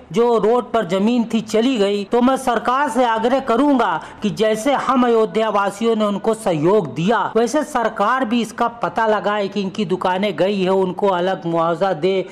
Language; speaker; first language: Hindi; native; Hindi